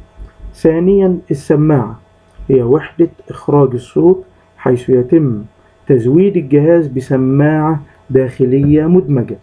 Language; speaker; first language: Arabic; native; Arabic